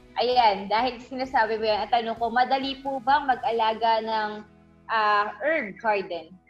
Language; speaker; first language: Filipino; native; Filipino